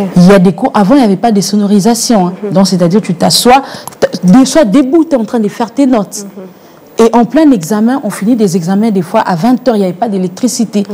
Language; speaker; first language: French; non-native, local second language; Lingala